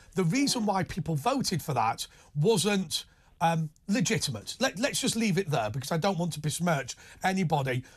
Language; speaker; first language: English; native; English